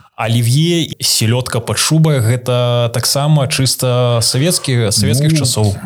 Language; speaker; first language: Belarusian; non-native, local second language; Russian